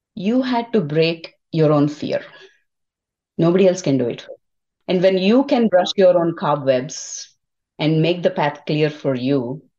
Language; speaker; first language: English; non-native, local second language; Telugu